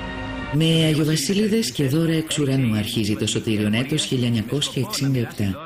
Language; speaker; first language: Greek; native; Greek